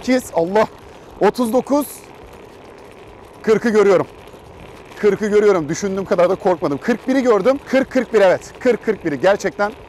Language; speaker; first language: Turkish; native; Turkish